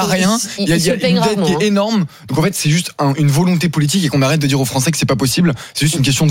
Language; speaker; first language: French; native; French